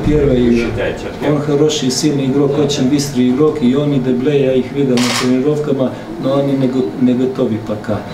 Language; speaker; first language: Russian; non-native, learner; Serbian